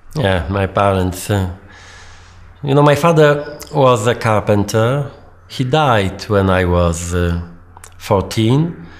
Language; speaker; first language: English; non-native, fluent; Polish